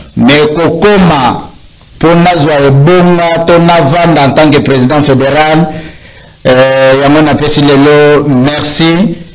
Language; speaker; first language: Lingala; non-native, local second language; Luba-Lulua